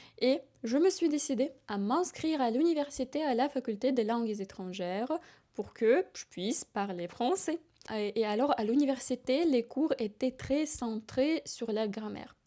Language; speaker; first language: French; non-native, fluent; Ukrainian